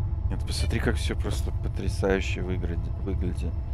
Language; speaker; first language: Russian; early bilingual, heritage; Russian